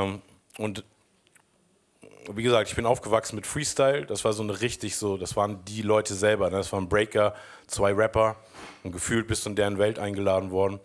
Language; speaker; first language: German; native; German